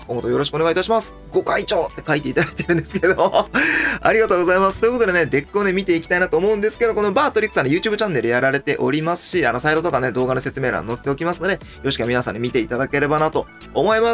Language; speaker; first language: Japanese; native; Japanese